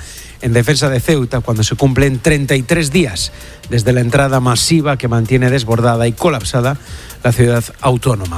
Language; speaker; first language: Spanish; native; Spanish